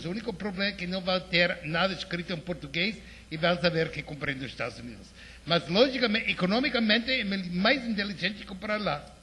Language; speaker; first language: Portuguese; non-native, fluent; English